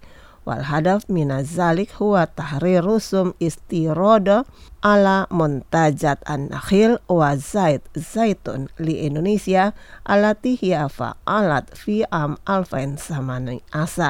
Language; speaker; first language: Arabic; non-native, fluent; Indonesian